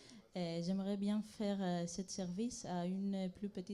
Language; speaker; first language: French; non-native, fluent; Greek